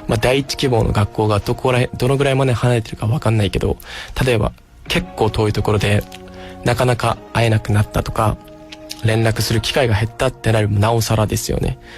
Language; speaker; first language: Japanese; native; Japanese